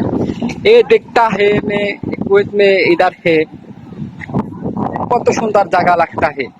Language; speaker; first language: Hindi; non-native, learner; Bangla